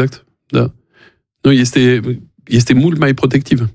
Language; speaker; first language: Romanian; non-native, learner; French